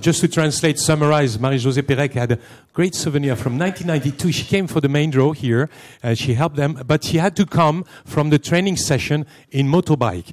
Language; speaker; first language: English; non-native, fluent; French